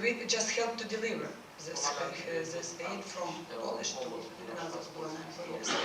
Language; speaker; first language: English; non-native, learner; Ukrainian